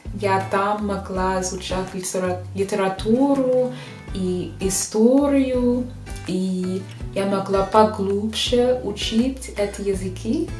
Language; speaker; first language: Russian; non-native, fluent; English